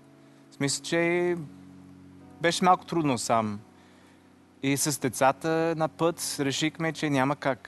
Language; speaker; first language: Bulgarian; non-native, learner; English